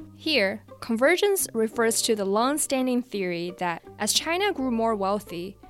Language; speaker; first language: English; non-native, fluent; Chinese